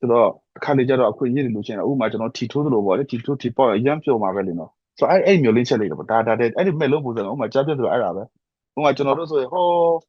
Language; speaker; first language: Burmese; non-native, local second language; S'gaw Karen